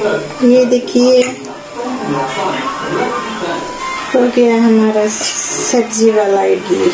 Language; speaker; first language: Hindi; native; Hindi